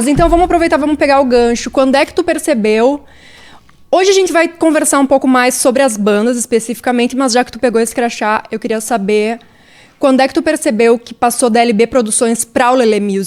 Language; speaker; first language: Portuguese; native; Portuguese